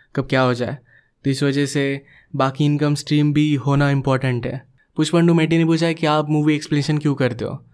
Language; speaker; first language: Hindi; non-native, local second language; Marathi